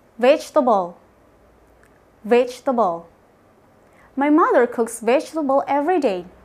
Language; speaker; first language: English; non-native, fluent; Indonesian